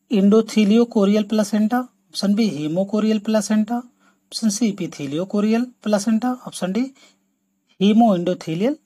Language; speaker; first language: Hindi; native; Hindi